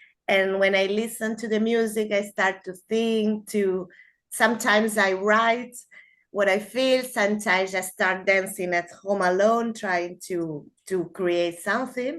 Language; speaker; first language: English; non-native, learner; Spanish